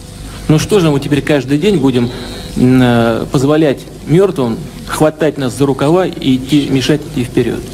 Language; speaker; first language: Russian; native; Russian